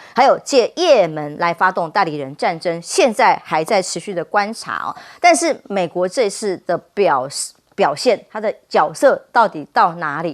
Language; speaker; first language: Chinese; native; Chinese